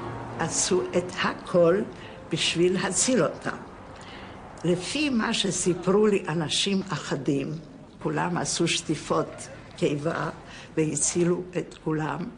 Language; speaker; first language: Hebrew; non-native, fluent; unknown